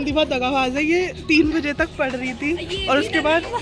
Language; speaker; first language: Hindi; native; Hindi